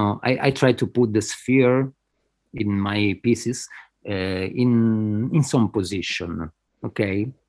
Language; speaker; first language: English; non-native, fluent; Spanish